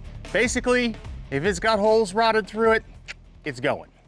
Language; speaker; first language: English; native; English